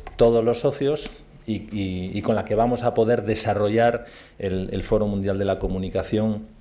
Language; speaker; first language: Spanish; native; Spanish